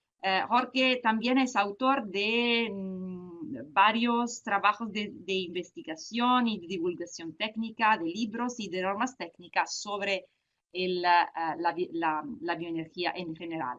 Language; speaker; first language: Spanish; non-native, fluent; Italian